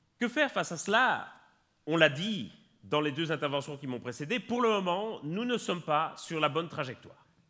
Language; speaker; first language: French; native; French